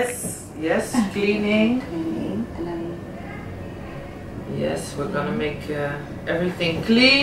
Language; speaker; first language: English; non-native, fluent; Dutch